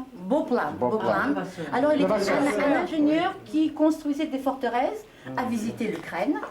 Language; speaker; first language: French; non-native, fluent; Ukrainian